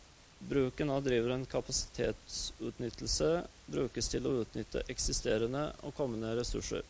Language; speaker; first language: Norwegian; native; Norwegian